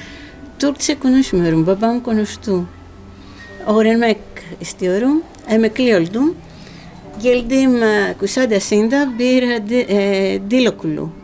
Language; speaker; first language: Turkish; non-native, learner; Greek